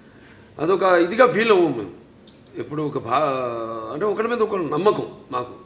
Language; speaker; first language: Telugu; native; Telugu